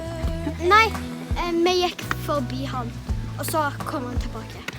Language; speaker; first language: Norwegian; early bilingual, other home language; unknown